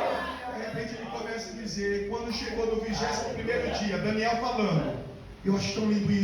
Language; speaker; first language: Portuguese; native; Portuguese